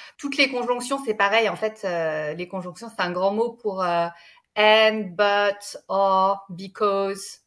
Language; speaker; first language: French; native; French